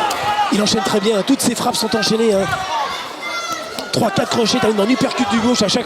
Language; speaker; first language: French; native; French